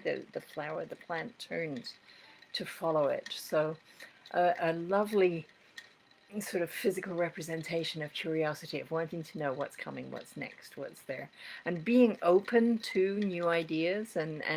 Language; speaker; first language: English; native; English